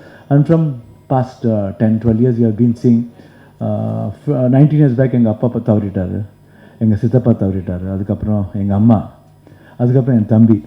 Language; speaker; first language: Tamil; non-native, local second language; Kannada